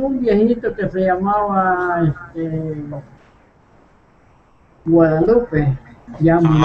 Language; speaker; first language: Spanish; non-native, local second language; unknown